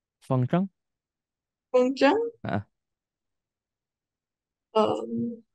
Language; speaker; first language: Chinese; non-native, learner; Indonesian